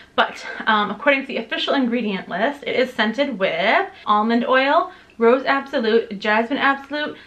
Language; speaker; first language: English; native; English